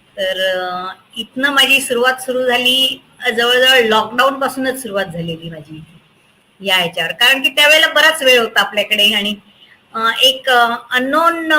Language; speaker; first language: Marathi; native; Marathi